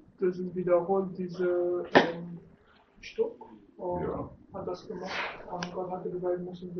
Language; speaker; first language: German; non-native, learner; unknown